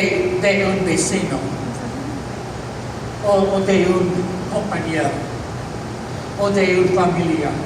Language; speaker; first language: Spanish; non-native, fluent; English